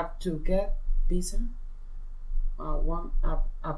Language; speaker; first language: English; non-native, learner; Spanish